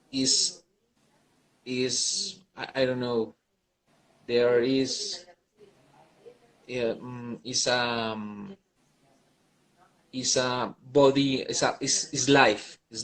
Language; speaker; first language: English; non-native, learner; Spanish